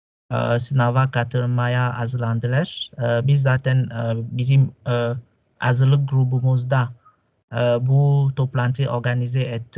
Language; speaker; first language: Turkish; non-native, fluent; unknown